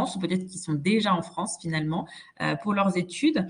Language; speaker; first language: French; native; French